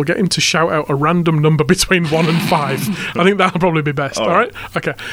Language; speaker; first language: English; native; English